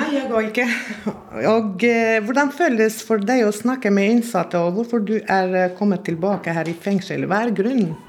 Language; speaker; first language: Norwegian; non-native, fluent; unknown